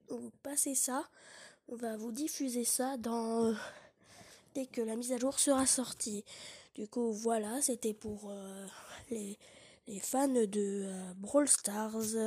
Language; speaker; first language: French; native; French